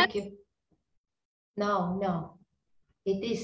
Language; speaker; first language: English; non-native, learner; Spanish